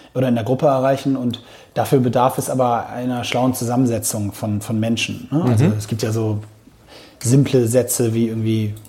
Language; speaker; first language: German; native; German